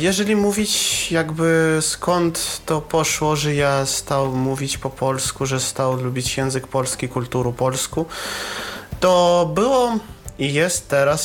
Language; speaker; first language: Polish; non-native, learner; Russian